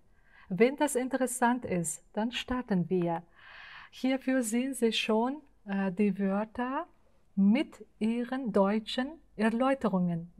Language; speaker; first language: German; non-native, fluent; Uzbek